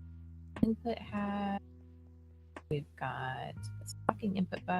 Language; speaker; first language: English; native; English